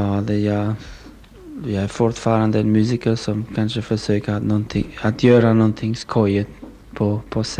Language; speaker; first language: Swedish; non-native, learner; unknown